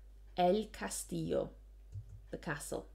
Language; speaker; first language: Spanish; non-native, fluent; English